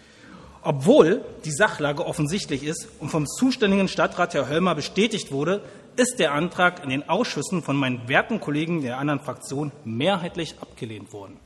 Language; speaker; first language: German; native; German